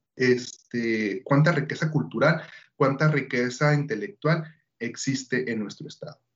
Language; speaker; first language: Spanish; native; Spanish